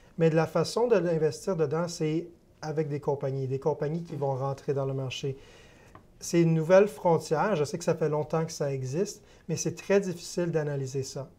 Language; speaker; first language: French; native; French